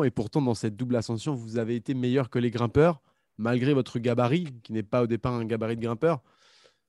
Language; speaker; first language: French; native; French